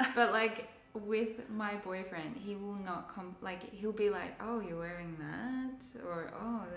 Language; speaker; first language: English; native; English